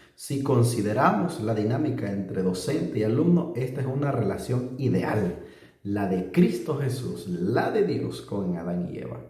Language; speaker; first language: Spanish; native; Spanish